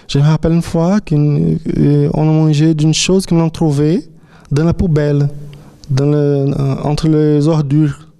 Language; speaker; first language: French; non-native, fluent; Portuguese